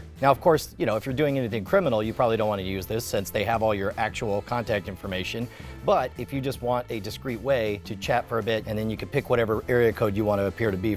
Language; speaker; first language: English; native; English